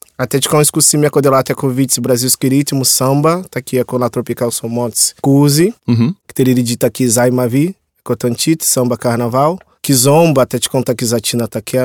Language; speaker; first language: Czech; non-native, learner; Portuguese